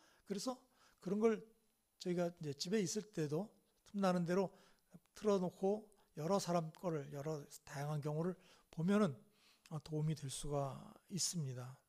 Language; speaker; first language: Korean; native; Korean